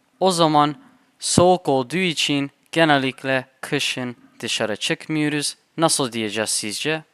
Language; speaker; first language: Turkish; non-native, fluent; English